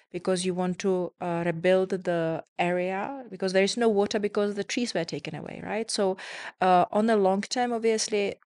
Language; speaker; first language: English; non-native, fluent; Czech